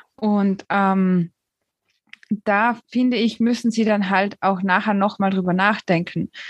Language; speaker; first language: German; native; German